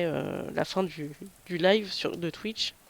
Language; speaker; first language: French; native; French